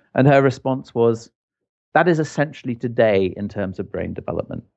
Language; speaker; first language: English; native; English